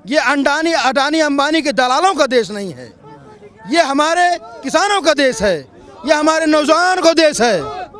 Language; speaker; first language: Hindi; native; Hindi